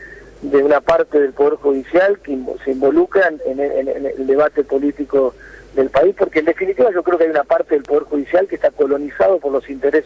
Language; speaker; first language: Spanish; native; Spanish